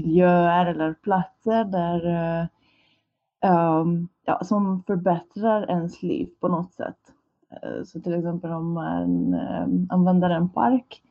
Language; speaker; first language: Swedish; non-native, fluent; Hungarian